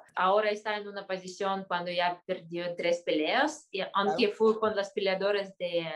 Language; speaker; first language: Spanish; non-native, fluent; Kyrgyz